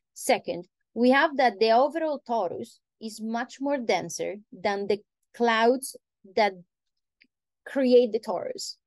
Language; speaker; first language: English; non-native, fluent; Italian